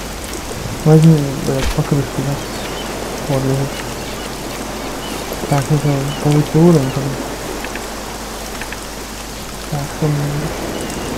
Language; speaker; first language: Russian; native; Russian